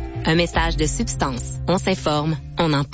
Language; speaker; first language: French; native; French